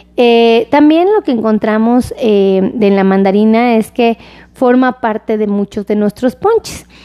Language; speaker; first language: Spanish; native; Spanish